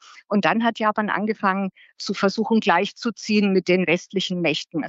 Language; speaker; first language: German; native; German